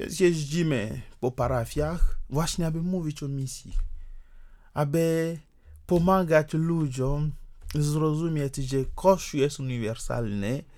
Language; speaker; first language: Polish; non-native, fluent; Ewe